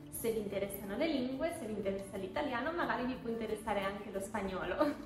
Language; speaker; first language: Italian; non-native, fluent; Spanish